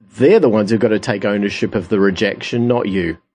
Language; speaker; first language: English; native; English